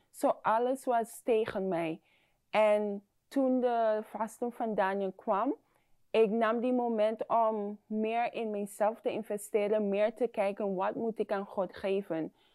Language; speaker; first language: Dutch; non-native, fluent; English